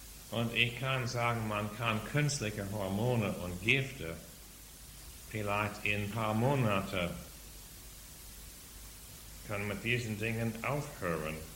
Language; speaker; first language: German; non-native, fluent; English